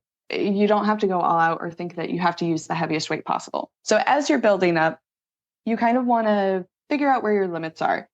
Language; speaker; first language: English; native; English